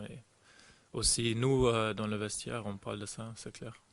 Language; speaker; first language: French; non-native, fluent; German